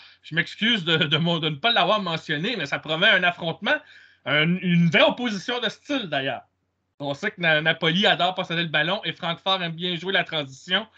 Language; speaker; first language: French; native; French